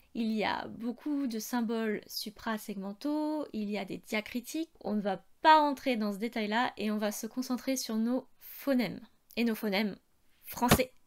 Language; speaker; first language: French; native; French